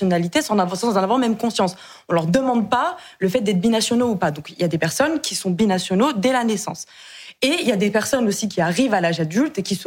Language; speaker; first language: French; native; French